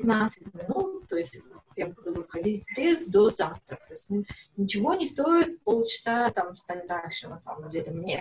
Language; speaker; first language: Russian; native; Russian